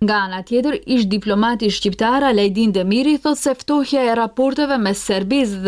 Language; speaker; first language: Albanian; native; Albanian